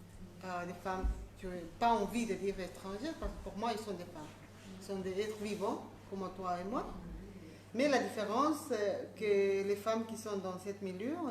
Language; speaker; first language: French; non-native, fluent; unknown